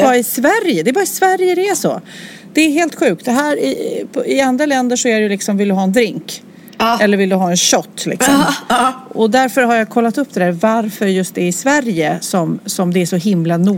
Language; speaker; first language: Swedish; native; Swedish